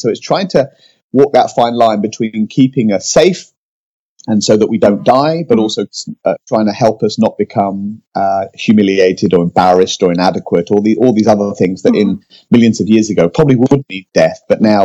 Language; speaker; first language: English; native; English